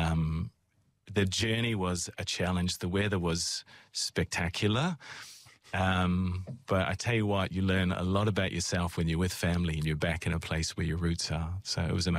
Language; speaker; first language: English; native; English